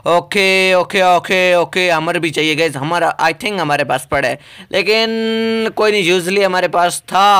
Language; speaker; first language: Hindi; native; Hindi